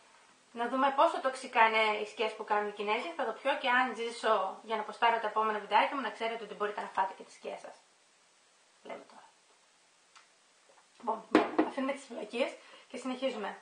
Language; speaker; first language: Greek; native; Greek